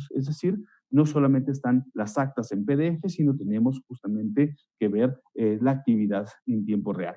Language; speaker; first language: Spanish; native; Spanish